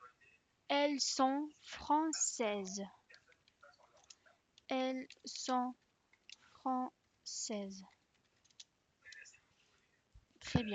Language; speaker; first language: French; non-native, fluent; Spanish